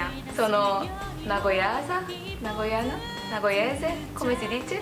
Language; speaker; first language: Italian; non-native, learner; Japanese